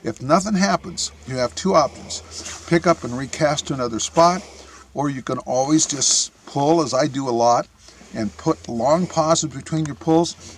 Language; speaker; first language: English; native; English